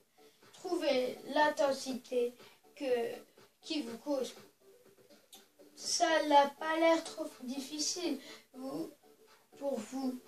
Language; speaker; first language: French; native; French